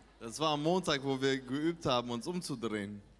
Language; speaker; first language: German; non-native, fluent; Russian